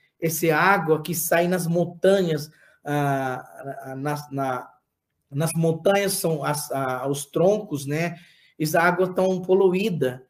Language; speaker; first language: Portuguese; non-native, local second language; Yanomámi